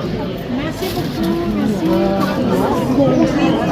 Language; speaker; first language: French; non-native, learner; Thai